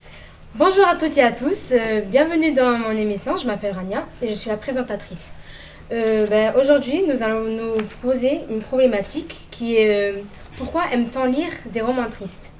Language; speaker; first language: French; native; French